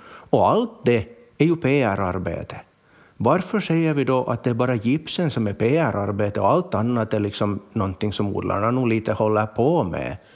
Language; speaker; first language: Swedish; native; Swedish